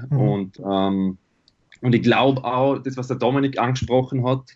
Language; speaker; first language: German; native; German